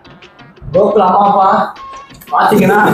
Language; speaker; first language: Tamil; native; Tamil